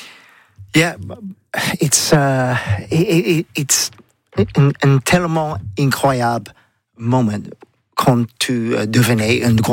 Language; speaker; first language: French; non-native, learner; English